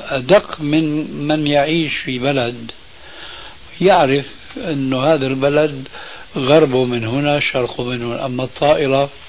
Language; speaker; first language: Arabic; early bilingual, other home language; Albanian